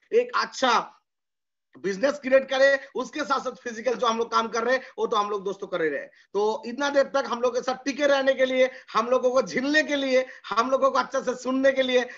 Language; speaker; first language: Hindi; non-native, local second language; Bangla